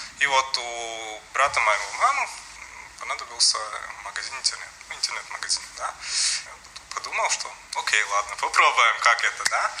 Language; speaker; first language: Russian; non-native, local second language; Latvian